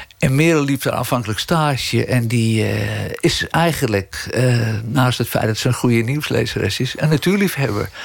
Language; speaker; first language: Dutch; native; Dutch